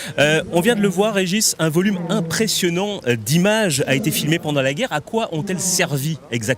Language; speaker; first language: French; native; French